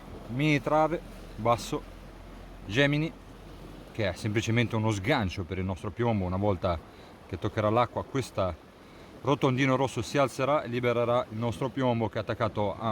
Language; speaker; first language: Italian; native; Italian